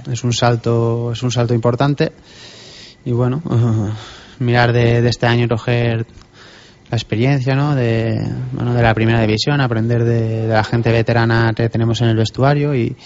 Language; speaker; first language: Spanish; native; Spanish